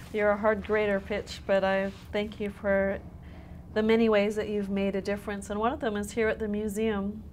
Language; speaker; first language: English; native; English